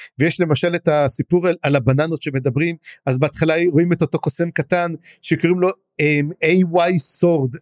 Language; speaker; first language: Hebrew; native; Hebrew